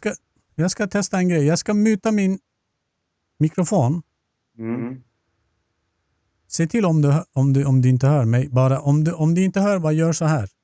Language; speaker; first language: Swedish; non-native, fluent; Turkish